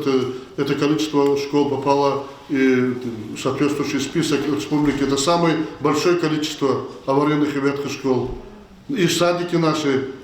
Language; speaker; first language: Russian; non-native, local second language; Lezghian